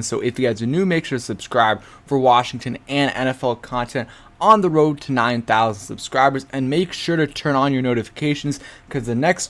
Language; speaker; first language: English; native; English